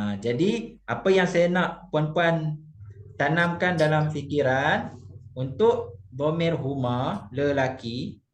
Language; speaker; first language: Malay; native; Malay